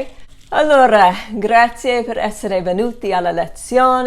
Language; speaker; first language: Italian; non-native, fluent; English